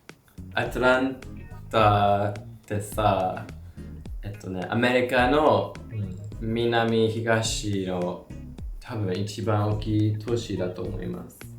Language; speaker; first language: Japanese; non-native, learner; English